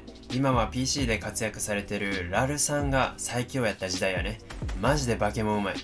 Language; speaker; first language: Japanese; native; Japanese